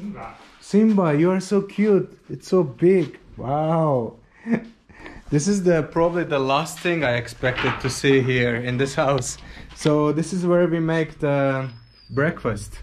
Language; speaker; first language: English; non-native, fluent; Azerbaijani